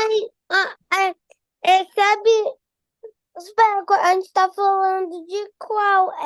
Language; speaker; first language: Portuguese; early bilingual, heritage; Portuguese